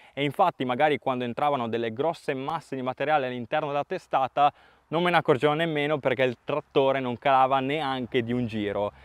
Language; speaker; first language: Italian; native; Italian